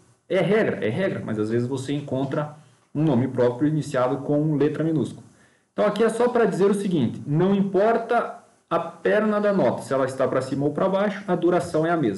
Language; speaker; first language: Portuguese; native; Portuguese